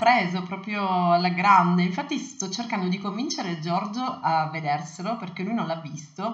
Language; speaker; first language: Italian; native; Italian